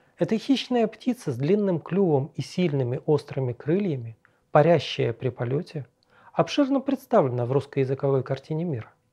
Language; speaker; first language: Russian; native; Russian